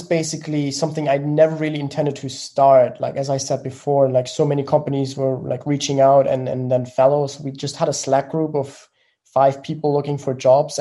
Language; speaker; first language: English; non-native, fluent; German